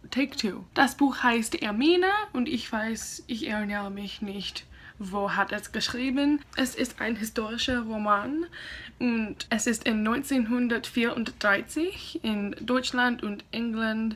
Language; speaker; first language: German; non-native, learner; English